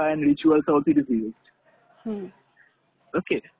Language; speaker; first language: English; non-native, local second language; Bangla